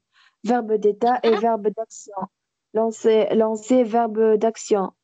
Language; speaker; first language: French; non-native, learner; Arabic